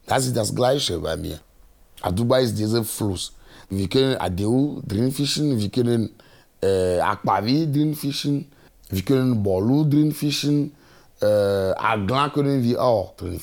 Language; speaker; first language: German; non-native, learner; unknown